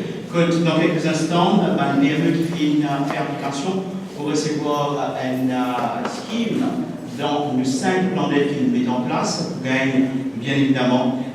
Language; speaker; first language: French; non-native, local second language; Morisyen